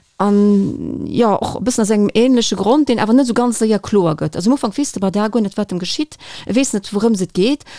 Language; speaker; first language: Luxembourgish; native; Luxembourgish